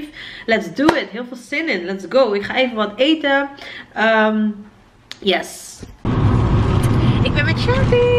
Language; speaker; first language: Dutch; native; Dutch